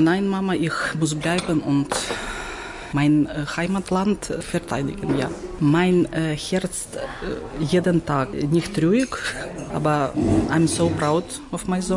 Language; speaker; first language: German; non-native, learner; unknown